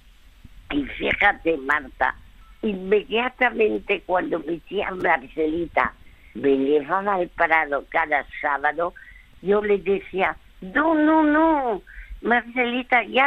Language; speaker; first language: Spanish; early bilingual, other home language; French